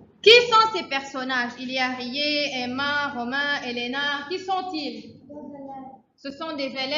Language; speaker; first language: French; non-native, fluent; Arabic